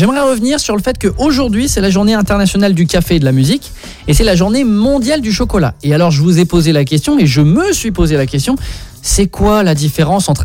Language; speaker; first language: French; native; French